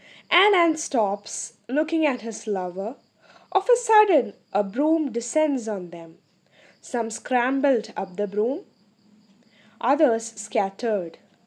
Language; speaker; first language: English; non-native, local second language; Malayalam